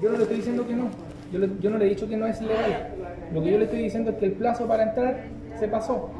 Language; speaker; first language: Spanish; native; Spanish